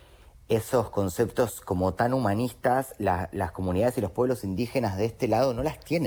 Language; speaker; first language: Spanish; native; Spanish